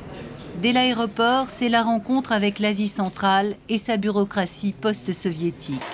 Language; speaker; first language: French; native; French